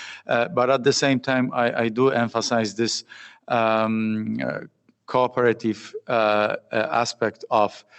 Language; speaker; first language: English; non-native, fluent; Polish